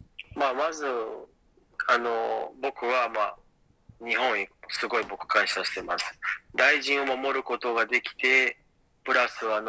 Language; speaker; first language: Japanese; non-native, learner; Portuguese